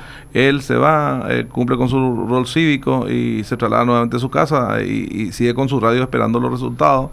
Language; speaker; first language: Spanish; native; Spanish